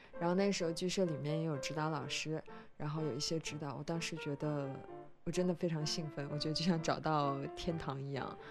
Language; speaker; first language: Chinese; native; Chinese